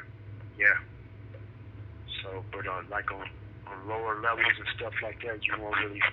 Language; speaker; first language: English; native; English